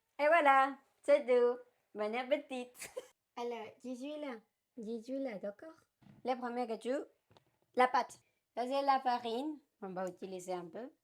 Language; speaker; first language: French; non-native, learner; Spanish